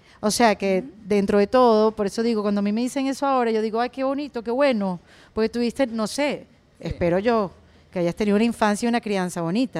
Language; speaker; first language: Spanish; native; Spanish